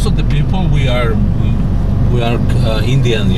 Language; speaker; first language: English; non-native, learner; Spanish